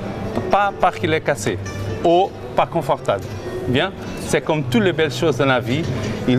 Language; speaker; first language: French; non-native, learner; Portuguese